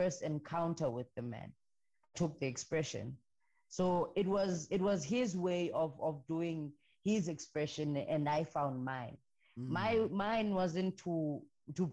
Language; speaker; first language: English; non-native, local second language; Xhosa